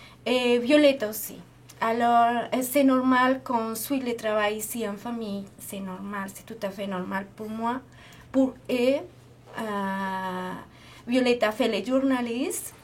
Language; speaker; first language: French; non-native, fluent; Spanish